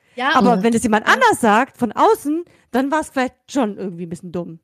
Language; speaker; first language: German; native; German